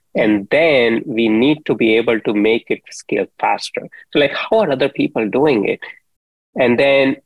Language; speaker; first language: English; non-native, local second language; Hindi